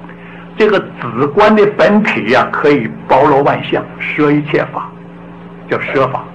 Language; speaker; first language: Chinese; native; Chinese